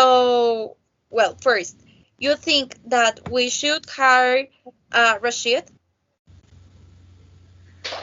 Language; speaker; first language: English; non-native, learner; Spanish